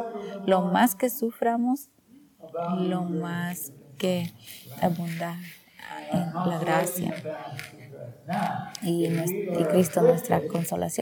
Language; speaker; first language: Spanish; early bilingual, heritage; Spanish